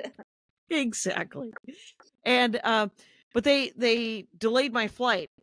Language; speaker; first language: English; native; English